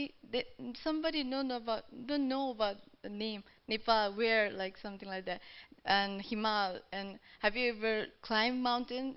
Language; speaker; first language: English; non-native, learner; Nepali